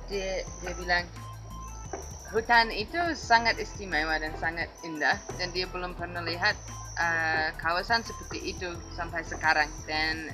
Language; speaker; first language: Indonesian; non-native, fluent; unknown